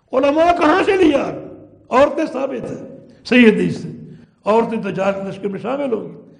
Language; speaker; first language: Urdu; native; Urdu